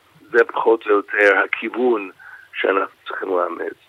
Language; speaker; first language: Hebrew; non-native, fluent; English